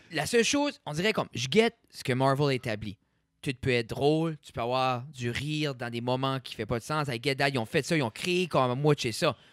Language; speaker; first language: French; native; French